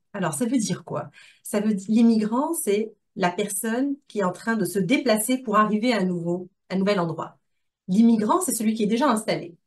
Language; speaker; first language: French; non-native, local second language; Arabic